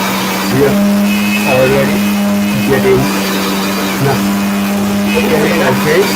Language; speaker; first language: English; non-native, learner; German